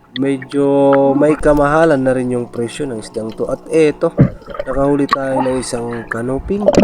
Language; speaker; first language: Filipino; non-native, local second language; Waray